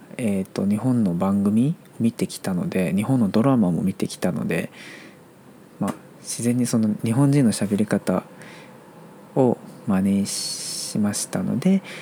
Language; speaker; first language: Japanese; non-native, fluent; Chinese